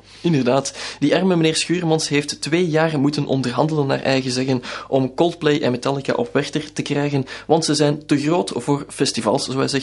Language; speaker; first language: Dutch; native; Dutch